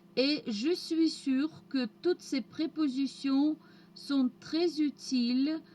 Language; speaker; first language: French; non-native, fluent; Russian